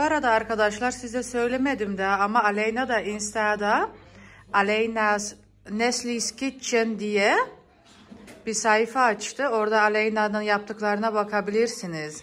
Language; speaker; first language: Turkish; early bilingual, heritage; Turkish